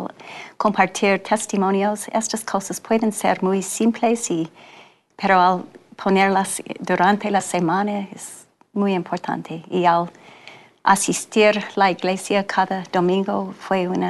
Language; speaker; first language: Spanish; non-native, fluent; English